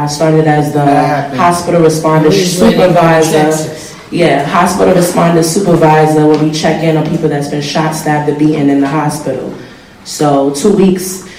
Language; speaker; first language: English; native; English